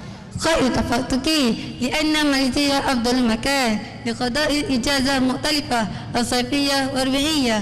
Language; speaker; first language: Arabic; non-native, learner; Malay